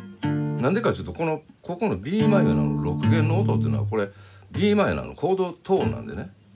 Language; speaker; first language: Japanese; native; Japanese